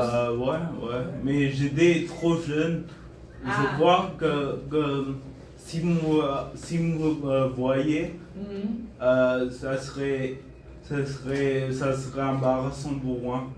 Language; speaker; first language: French; non-native, fluent; Bulgarian